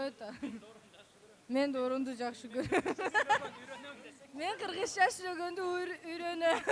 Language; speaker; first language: Kyrgyz; non-native, local second language; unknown